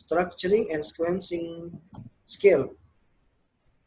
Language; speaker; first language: English; non-native, learner; Indonesian